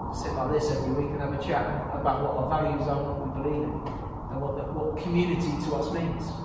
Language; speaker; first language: English; native; English